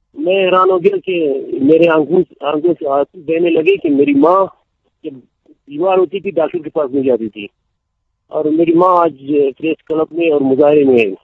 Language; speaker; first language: Urdu; non-native, local second language; Baluchi